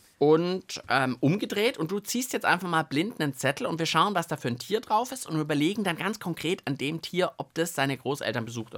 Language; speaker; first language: German; native; German